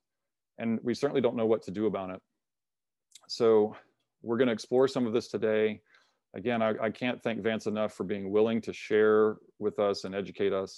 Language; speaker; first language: English; native; English